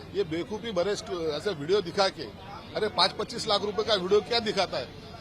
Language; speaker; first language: Hindi; non-native, local second language; Marathi